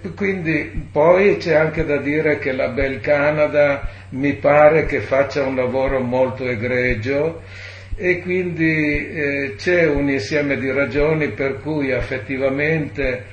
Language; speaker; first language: Italian; native; Italian